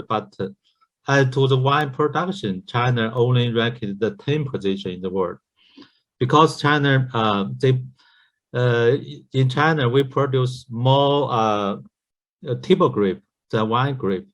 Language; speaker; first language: English; non-native, learner; Chinese